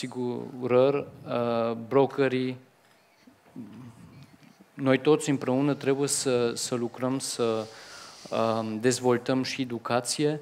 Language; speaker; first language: Romanian; non-native, fluent; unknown